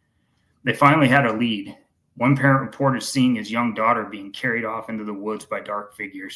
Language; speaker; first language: English; native; English